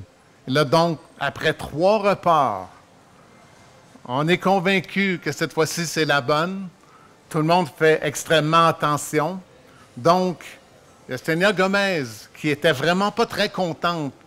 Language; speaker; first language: French; native; French